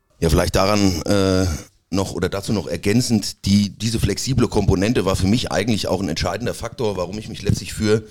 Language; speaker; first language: German; native; German